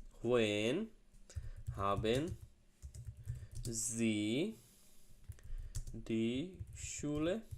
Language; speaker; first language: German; non-native, learner; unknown